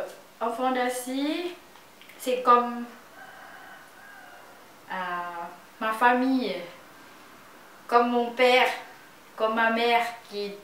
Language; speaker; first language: French; non-native, learner; Lao